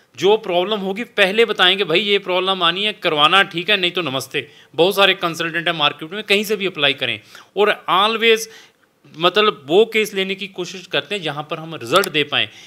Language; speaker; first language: Hindi; non-native, local second language; Punjabi